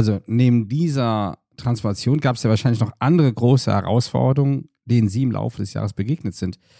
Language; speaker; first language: German; native; German